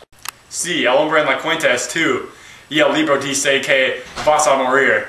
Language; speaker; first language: Spanish; non-native, learner; English